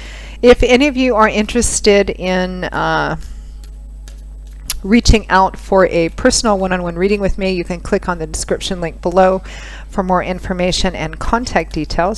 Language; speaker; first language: English; native; English